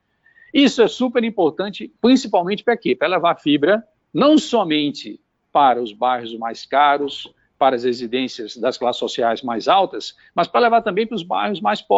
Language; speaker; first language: Portuguese; native; Portuguese